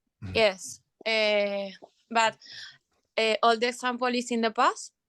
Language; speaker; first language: English; non-native, learner; Spanish